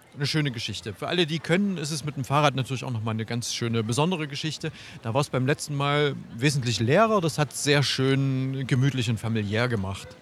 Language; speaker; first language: German; native; German